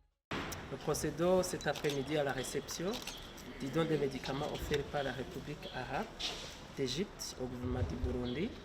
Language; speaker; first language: French; non-native, local second language; Rundi